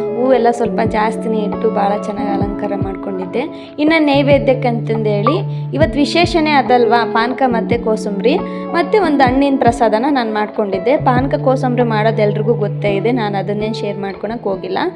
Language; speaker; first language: Kannada; native; Kannada